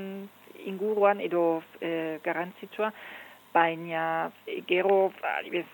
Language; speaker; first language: Basque; non-native, fluent; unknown